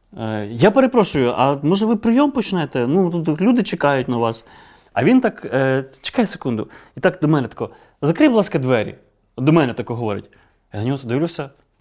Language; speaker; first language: Ukrainian; native; Ukrainian